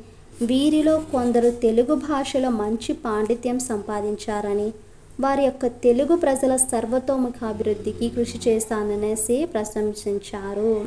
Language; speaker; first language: Telugu; native; Telugu